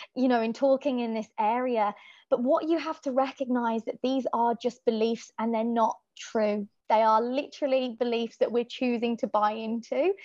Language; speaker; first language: English; native; English